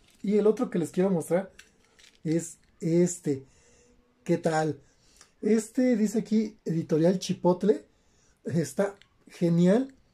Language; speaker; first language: Spanish; native; Spanish